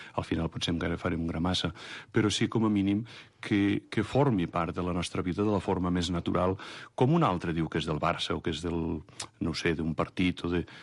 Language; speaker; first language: Catalan; native; Catalan